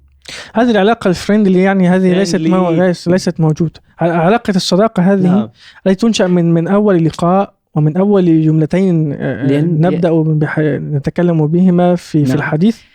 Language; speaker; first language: Arabic; native; Arabic